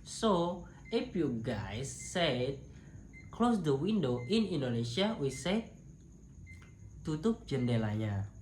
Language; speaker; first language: English; non-native, local second language; Indonesian